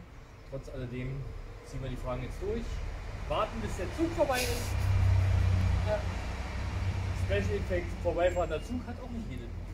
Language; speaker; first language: German; native; German